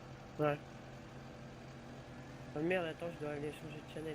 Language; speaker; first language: French; native; French